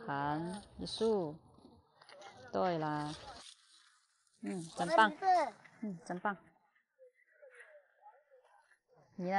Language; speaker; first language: Chinese; native; Chinese